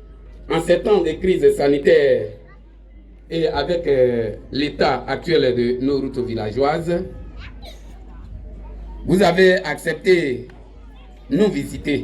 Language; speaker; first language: French; non-native, local second language; Baoulé